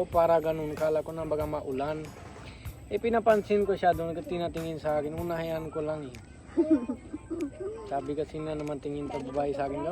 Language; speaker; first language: Filipino; non-native, learner; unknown